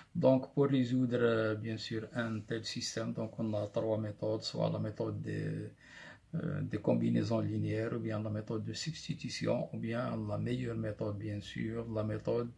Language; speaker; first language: French; non-native, local second language; Arabic